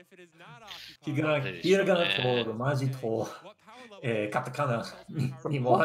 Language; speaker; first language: Japanese; non-native, learner; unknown